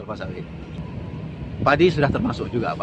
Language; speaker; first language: Indonesian; native; Indonesian